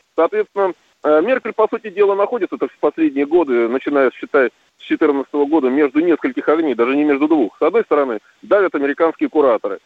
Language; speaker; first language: Russian; native; Russian